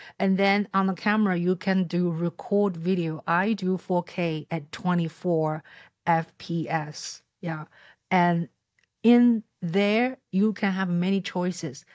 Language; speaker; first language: English; non-native, fluent; Chinese